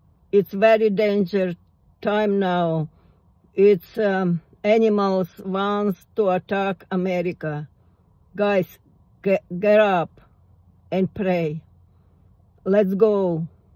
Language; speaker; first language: English; non-native, learner; Russian